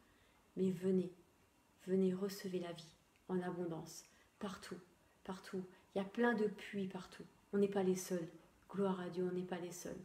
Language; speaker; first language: French; native; French